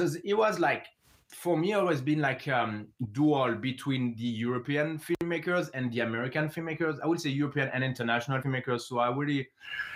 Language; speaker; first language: English; non-native, fluent; French